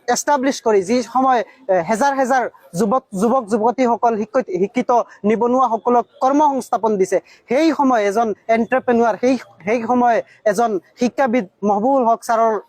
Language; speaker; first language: Assamese; non-native, local second language; Bangla